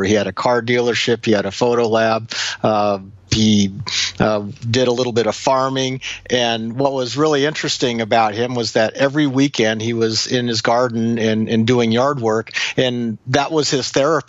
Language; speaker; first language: English; native; English